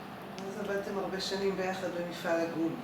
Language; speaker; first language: Hebrew; native; Hebrew